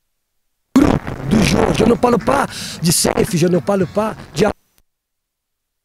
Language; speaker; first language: French; non-native, learner; Portuguese